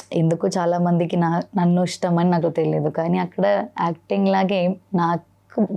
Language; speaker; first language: Telugu; non-native, learner; Malayalam